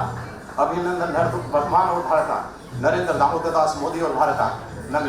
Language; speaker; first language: Kannada; non-native, fluent; Hindi